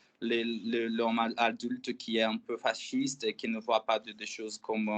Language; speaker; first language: French; non-native, fluent; Portuguese